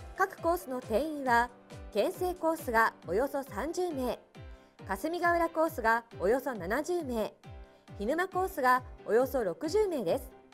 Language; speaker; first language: Japanese; native; Japanese